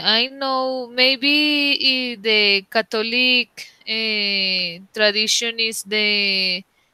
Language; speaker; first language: English; non-native, learner; Spanish